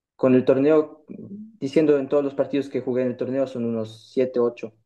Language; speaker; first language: Spanish; early bilingual, heritage; German